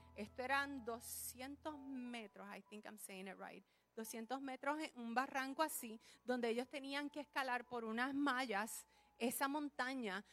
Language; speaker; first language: Spanish; early bilingual, heritage; Spanish